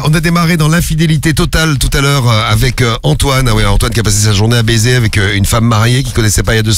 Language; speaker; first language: French; native; French